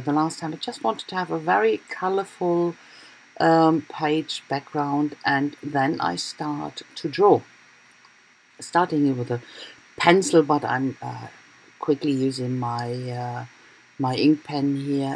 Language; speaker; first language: English; non-native, fluent; German